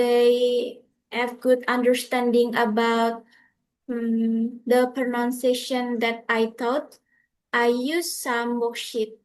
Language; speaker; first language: English; non-native, fluent; Indonesian